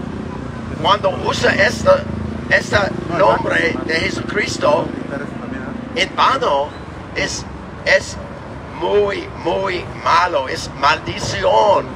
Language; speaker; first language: Spanish; non-native, learner; English